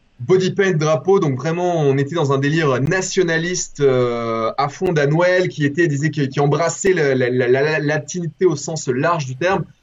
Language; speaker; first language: French; early bilingual, other home language; Spanish